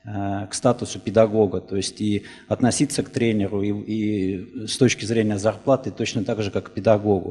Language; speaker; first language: Russian; native; Russian